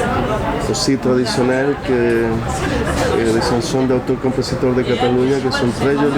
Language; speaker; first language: French; non-native, fluent; Spanish